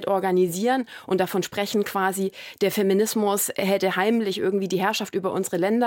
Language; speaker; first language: German; native; German